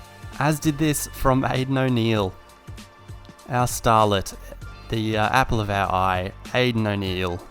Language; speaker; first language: English; native; English